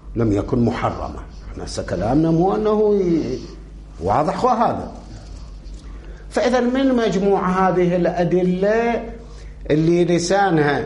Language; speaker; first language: Arabic; native; Arabic